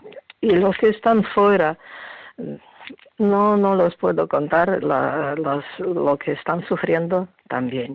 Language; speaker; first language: Spanish; non-native, fluent; Ukrainian